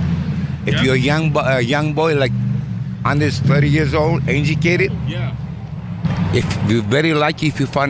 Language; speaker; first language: English; non-native, learner; Greek